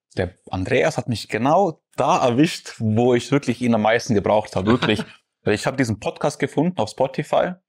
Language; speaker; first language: German; early bilingual, other home language; Croatian